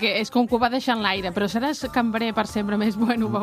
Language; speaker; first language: Catalan; native; Catalan